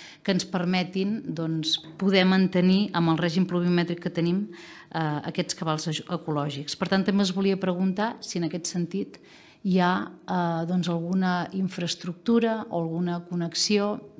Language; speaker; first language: Catalan; native; Catalan